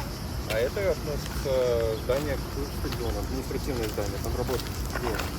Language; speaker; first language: Russian; native; Russian